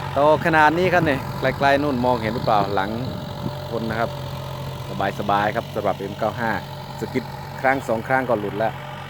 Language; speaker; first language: Thai; native; Thai